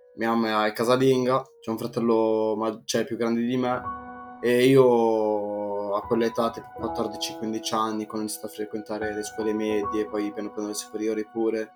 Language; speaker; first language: Italian; early bilingual, other home language; Arabic